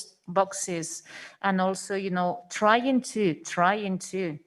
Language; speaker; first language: English; non-native, fluent; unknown